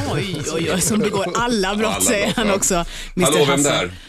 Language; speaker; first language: Swedish; native; Swedish